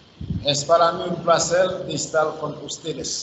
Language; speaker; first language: Spanish; non-native, learner; Haitian Creole